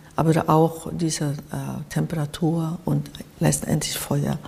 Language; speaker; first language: German; non-native, fluent; Japanese